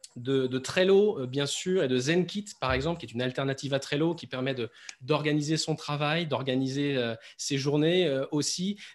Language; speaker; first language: French; native; French